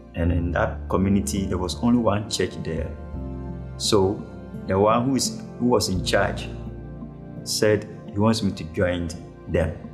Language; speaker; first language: English; non-native, local second language; Akan